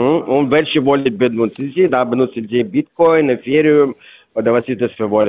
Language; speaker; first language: German; non-native, fluent; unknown